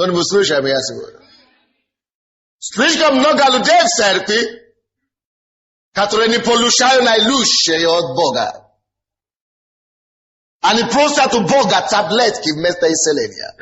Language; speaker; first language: Russian; non-native, fluent; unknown